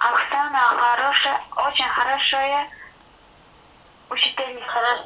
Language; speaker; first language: Russian; non-native, learner; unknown